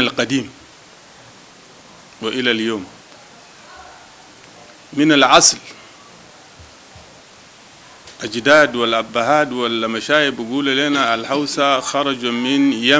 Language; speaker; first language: Arabic; non-native, local second language; Hausa